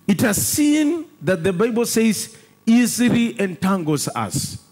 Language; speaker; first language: English; non-native, local second language; Swahili